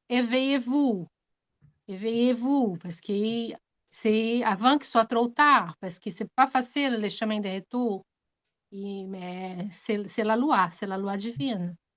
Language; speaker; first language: French; non-native, fluent; Portuguese